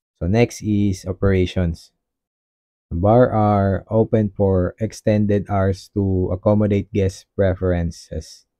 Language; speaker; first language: English; non-native, local second language; Filipino